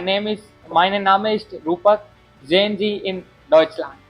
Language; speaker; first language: German; non-native, learner; Hindi